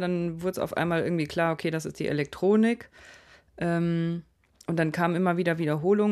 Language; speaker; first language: German; native; German